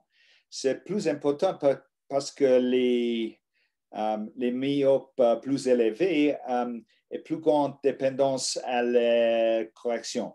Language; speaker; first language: French; non-native, learner; English